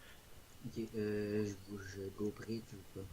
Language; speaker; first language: French; native; French